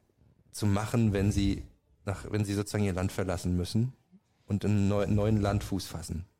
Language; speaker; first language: German; native; German